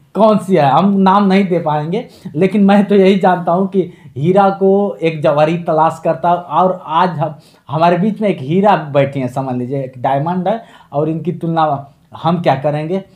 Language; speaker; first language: Hindi; native; Hindi